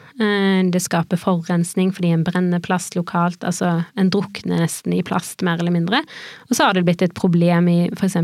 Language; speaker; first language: Norwegian; native; Norwegian